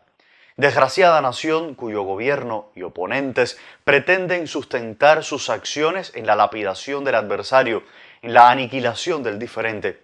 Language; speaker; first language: Spanish; native; Spanish